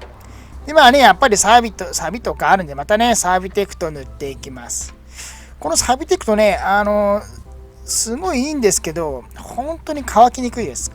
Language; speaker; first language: Japanese; native; Japanese